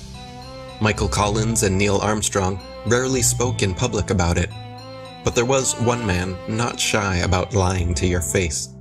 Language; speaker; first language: English; native; English